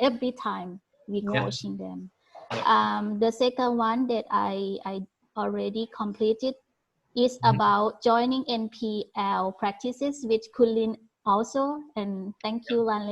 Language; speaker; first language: English; non-native, learner; Thai